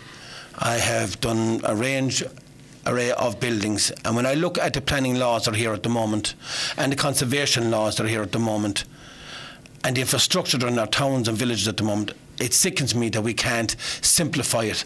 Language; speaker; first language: English; native; English